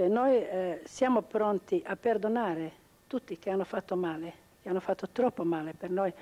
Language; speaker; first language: Italian; non-native, local second language; Croatian